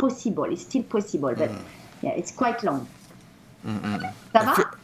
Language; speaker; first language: English; non-native, fluent; French